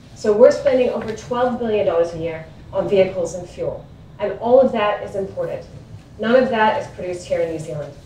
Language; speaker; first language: English; native; English